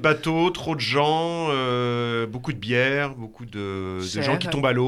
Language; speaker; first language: French; native; French